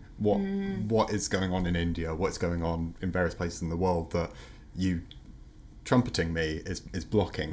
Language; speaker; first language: English; native; English